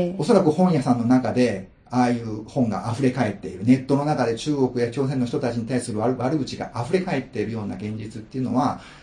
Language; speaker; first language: Japanese; native; Japanese